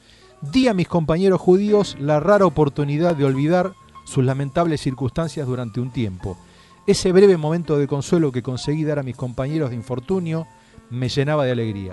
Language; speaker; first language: Spanish; native; Spanish